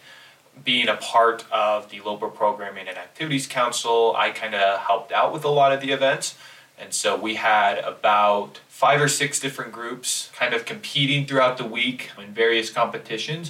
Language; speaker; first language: English; native; English